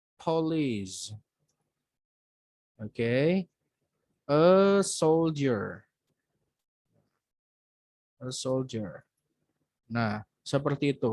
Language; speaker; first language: English; non-native, fluent; Indonesian